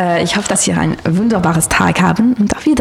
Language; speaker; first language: German; non-native, learner; French